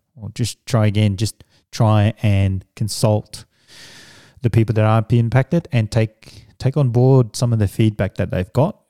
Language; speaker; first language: English; early bilingual, other home language; Samoan